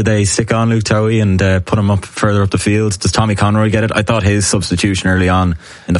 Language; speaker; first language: English; native; English